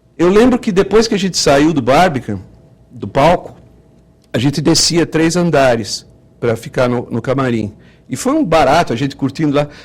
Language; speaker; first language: Portuguese; native; Portuguese